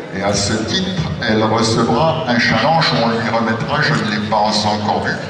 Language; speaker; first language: French; native; French